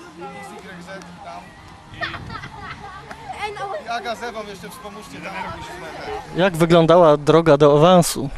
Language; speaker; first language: Polish; native; Polish